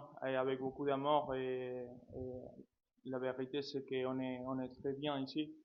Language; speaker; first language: French; non-native, fluent; Spanish